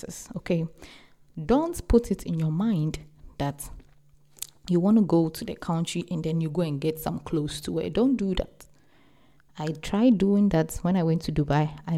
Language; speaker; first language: English; non-native, local second language; Akan